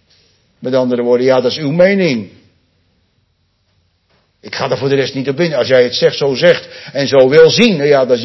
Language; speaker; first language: Dutch; native; Dutch